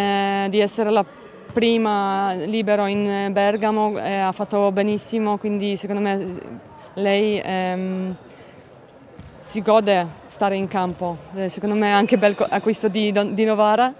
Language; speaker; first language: Italian; non-native, fluent; Polish